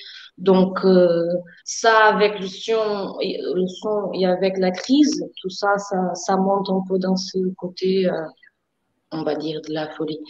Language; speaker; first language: French; non-native, fluent; Portuguese